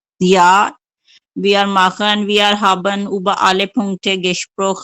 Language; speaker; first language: German; non-native, learner; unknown